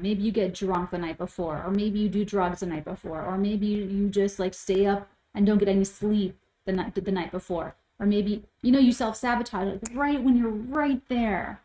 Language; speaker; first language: English; native; English